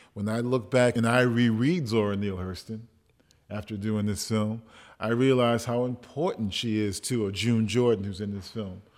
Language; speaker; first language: English; native; English